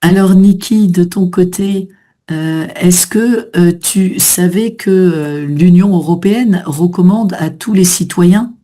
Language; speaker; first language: French; native; French